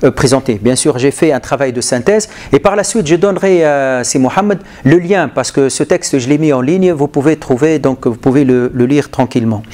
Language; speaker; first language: French; non-native, local second language; Arabic